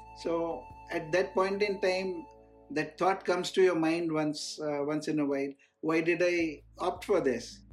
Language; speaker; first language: English; non-native, local second language; Hindi